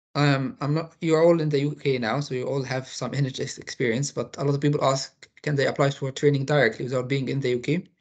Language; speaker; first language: English; non-native, fluent; Arabic